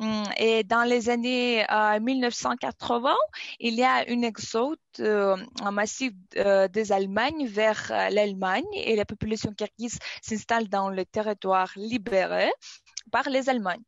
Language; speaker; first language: French; non-native, learner; Russian